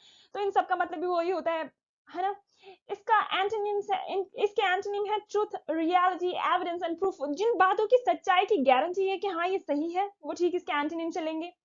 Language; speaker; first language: Hindi; native; Hindi